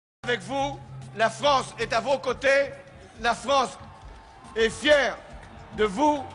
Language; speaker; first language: French; native; French